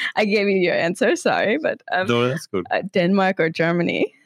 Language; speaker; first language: English; non-native, fluent; Danish